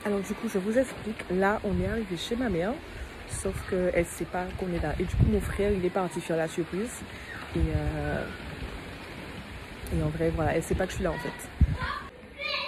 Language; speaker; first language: French; native; French